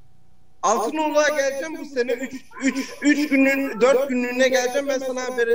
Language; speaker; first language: Turkish; early bilingual, heritage; Turkish